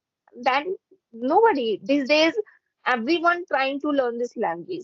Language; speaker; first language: English; non-native, fluent; Hindi